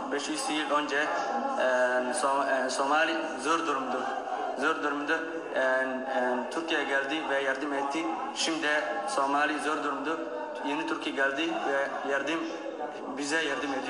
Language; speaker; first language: Turkish; non-native, learner; Somali